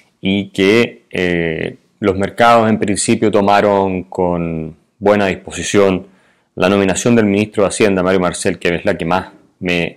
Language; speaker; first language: Spanish; native; Spanish